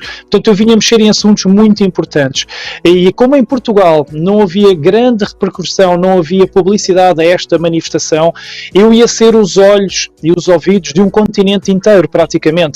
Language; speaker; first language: Portuguese; native; Portuguese